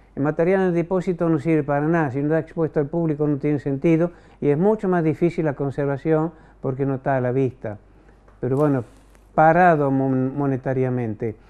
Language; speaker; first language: Spanish; non-native, fluent; French